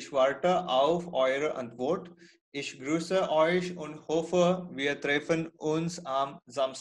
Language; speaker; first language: German; non-native, fluent; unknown